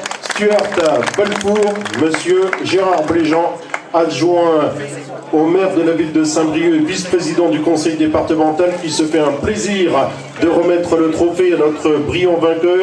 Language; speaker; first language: French; native; French